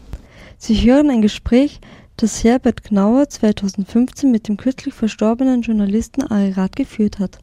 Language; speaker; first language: German; native; German